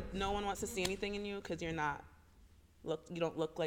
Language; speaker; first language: English; native; English